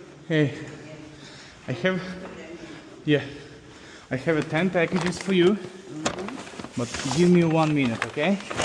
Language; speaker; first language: English; non-native, learner; Ukrainian